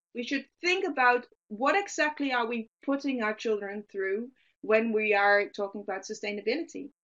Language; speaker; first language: English; non-native, fluent; Dutch